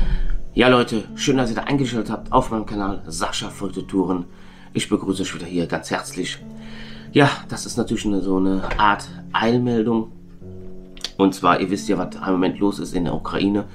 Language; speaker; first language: German; native; German